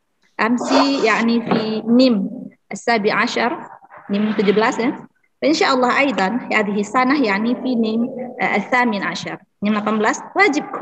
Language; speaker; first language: Arabic; non-native, fluent; Indonesian